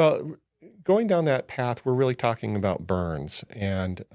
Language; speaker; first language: English; native; English